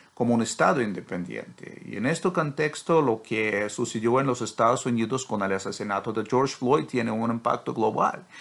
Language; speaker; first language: Spanish; non-native, fluent; Russian